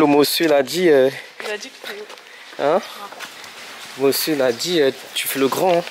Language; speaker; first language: French; native; French